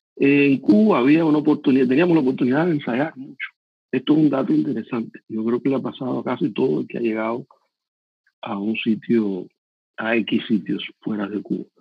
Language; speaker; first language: Spanish; native; Spanish